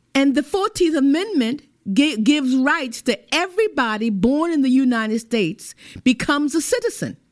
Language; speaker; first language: English; native; English